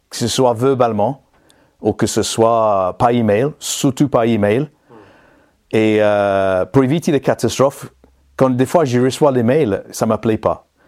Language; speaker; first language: French; non-native, fluent; English